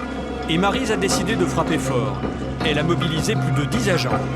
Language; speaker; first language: French; native; French